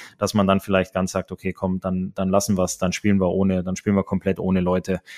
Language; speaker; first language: German; native; German